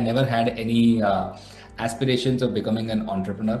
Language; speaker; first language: English; non-native, local second language; Telugu